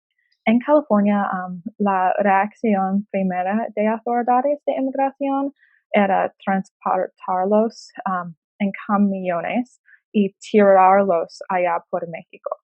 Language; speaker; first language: Spanish; non-native, learner; English